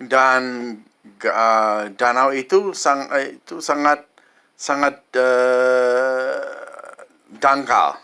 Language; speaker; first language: Indonesian; non-native, fluent; English